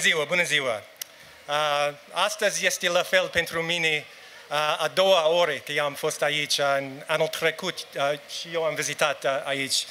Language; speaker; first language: Romanian; non-native, learner; English